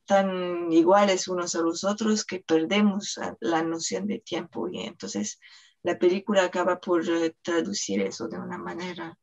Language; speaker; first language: Spanish; non-native, fluent; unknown